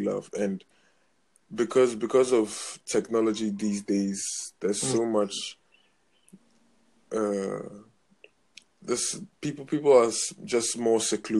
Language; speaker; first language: English; non-native, local second language; Akan